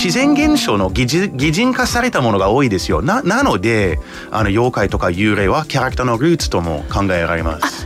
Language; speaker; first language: Japanese; non-native, fluent; English